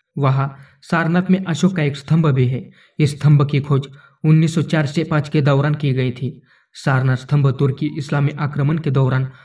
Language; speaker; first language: Hindi; non-native, local second language; Marathi